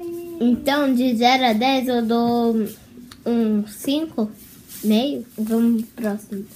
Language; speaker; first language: Portuguese; early bilingual, heritage; Portuguese